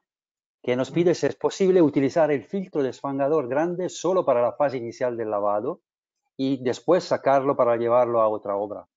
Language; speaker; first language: Spanish; non-native, fluent; Italian